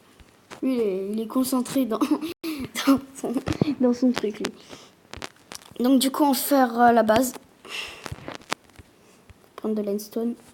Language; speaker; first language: French; native; French